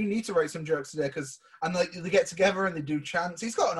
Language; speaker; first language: English; native; English